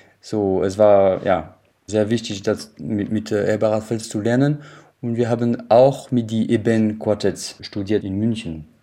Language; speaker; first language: German; non-native, fluent; French